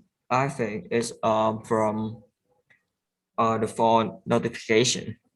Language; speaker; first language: English; non-native, learner; Vietnamese